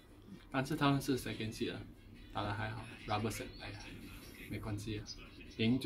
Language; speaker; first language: Chinese; non-native, learner; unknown